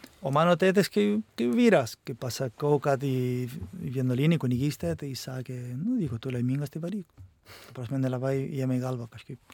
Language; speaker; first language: Lithuanian; non-native, fluent; Spanish